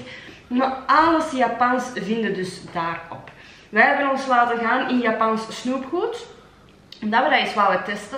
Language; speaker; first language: Dutch; native; Dutch